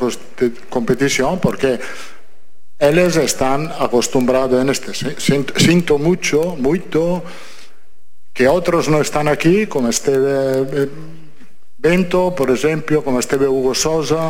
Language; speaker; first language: Portuguese; non-native, fluent; Italian